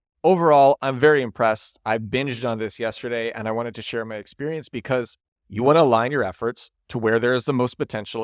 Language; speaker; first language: English; native; English